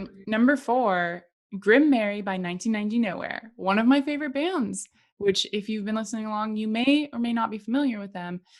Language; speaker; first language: English; native; English